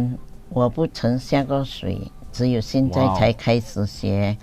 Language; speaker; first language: Chinese; early bilingual, heritage; Chinese